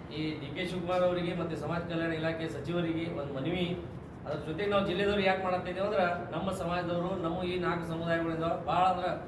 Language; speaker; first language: Kannada; non-native, local second language; Lambadi